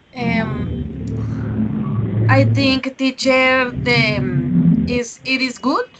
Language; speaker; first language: English; non-native, learner; Spanish